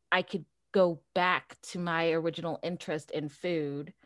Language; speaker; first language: English; early bilingual, other home language; Portuguese